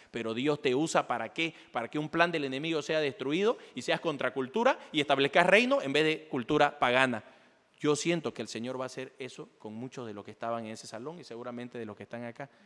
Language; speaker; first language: Spanish; native; Spanish